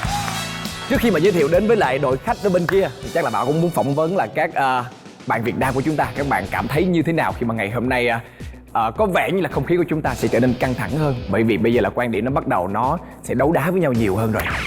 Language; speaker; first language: Vietnamese; native; Vietnamese